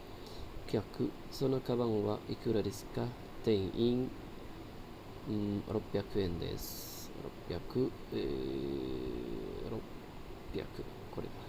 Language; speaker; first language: Japanese; non-native, learner; Indonesian